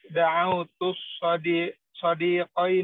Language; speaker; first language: Arabic; non-native, learner; Indonesian